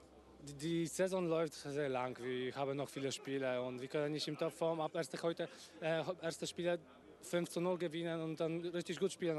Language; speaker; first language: German; non-native, fluent; Polish